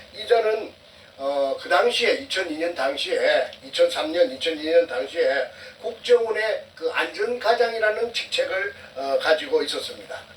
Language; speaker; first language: Korean; native; Korean